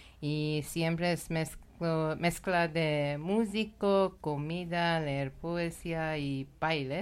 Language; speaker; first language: Spanish; non-native, learner; Persian